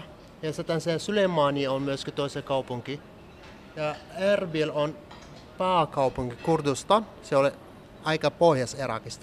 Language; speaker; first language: Finnish; non-native, learner; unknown